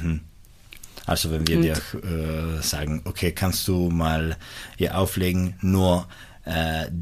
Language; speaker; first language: German; non-native, local second language; Italian